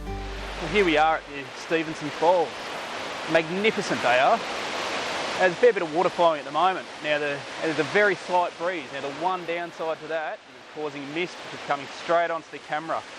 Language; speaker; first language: English; native; English